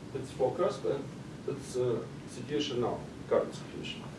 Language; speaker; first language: English; non-native, learner; Russian